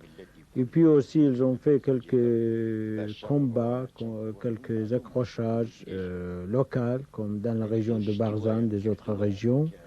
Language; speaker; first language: French; non-native, fluent; Kurdish